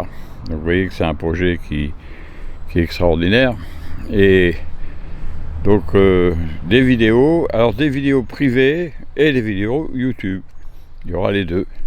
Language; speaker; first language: French; native; French